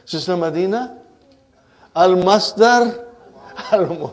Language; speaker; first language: Arabic; non-native, fluent; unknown